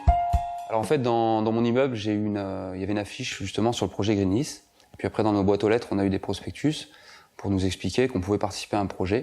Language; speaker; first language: French; native; French